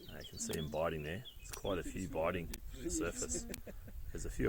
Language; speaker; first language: English; native; English